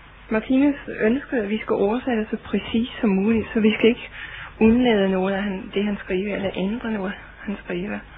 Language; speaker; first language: Danish; non-native, fluent; English